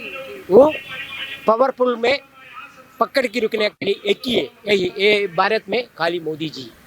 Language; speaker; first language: Hindi; non-native, local second language; Malayalam